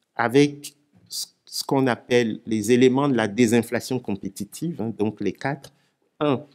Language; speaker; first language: French; non-native, local second language; Ewe